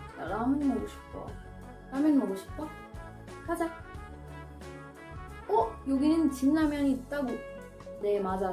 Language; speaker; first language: Korean; non-native, learner; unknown